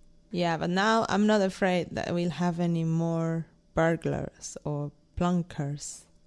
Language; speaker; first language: English; non-native, fluent; Spanish